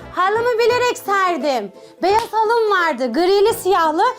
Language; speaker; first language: Turkish; native; Turkish